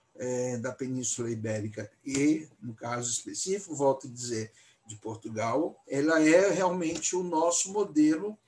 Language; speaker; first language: Portuguese; native; Portuguese